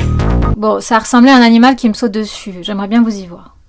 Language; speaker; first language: French; native; French